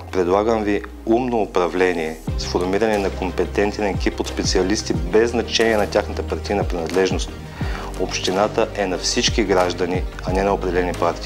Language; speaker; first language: Bulgarian; native; Bulgarian